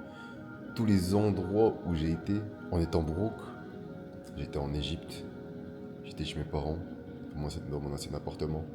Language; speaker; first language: French; native; French